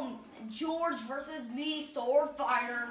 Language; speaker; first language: English; native; English